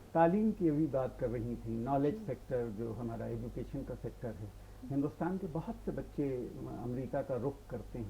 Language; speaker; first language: Urdu; native; Urdu